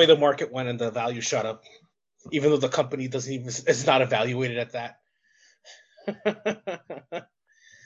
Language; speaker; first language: English; native; English